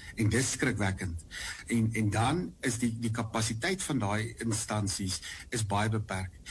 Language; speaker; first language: Afrikaans; native; Afrikaans